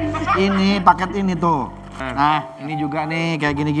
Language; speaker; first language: Indonesian; native; Indonesian